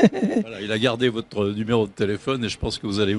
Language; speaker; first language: French; native; French